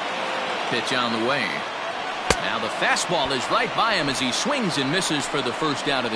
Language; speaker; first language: English; native; English